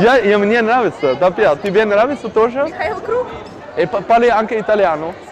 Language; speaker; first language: Russian; non-native, learner; Dutch